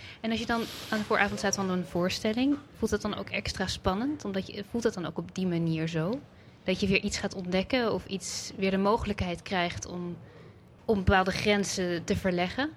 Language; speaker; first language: Dutch; native; Dutch